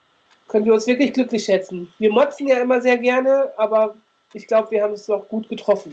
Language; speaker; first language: German; native; German